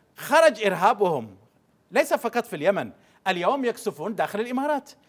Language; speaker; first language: Arabic; native; Arabic